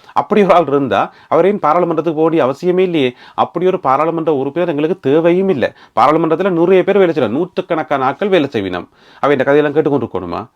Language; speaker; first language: Tamil; native; Tamil